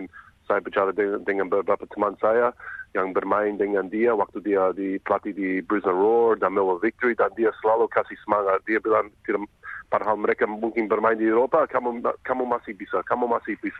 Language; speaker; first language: Indonesian; non-native, fluent; English